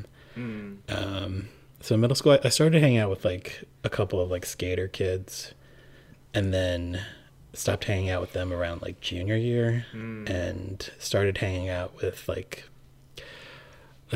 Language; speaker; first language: English; early bilingual, other home language; Cantonese